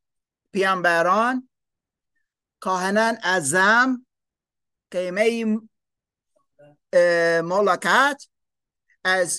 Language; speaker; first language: Persian; non-native, learner; English